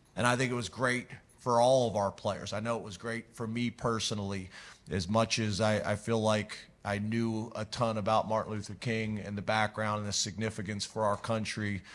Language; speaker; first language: English; native; English